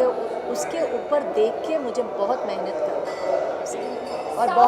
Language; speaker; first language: Hindi; non-native, local second language; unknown